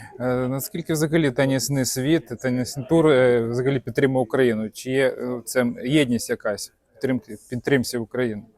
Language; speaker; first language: Ukrainian; non-native, local second language; Russian